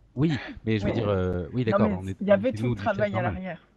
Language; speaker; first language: French; native; French